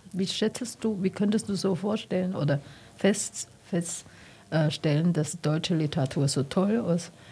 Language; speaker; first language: German; non-native, learner; Chinese